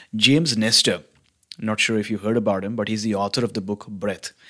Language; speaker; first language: English; non-native, local second language; Hindi